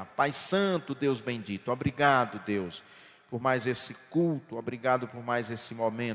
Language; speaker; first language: Portuguese; native; Portuguese